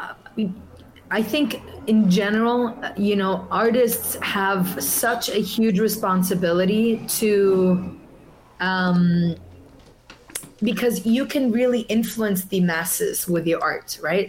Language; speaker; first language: English; non-native, fluent; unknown